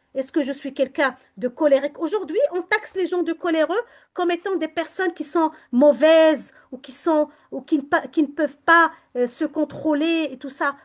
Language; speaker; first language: French; non-native, local second language; Arabic